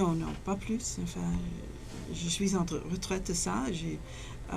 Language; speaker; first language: French; non-native, fluent; English